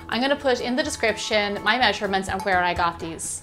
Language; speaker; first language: English; native; English